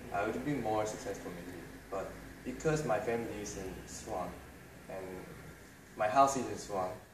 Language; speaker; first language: English; non-native, fluent; Korean